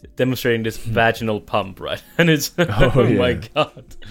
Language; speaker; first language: English; non-native, fluent; Norwegian